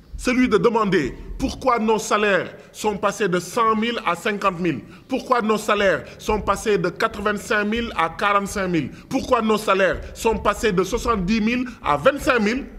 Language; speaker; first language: French; non-native, local second language; Wolof